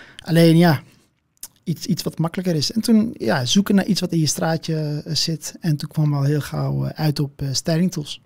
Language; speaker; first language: Dutch; early bilingual, other home language; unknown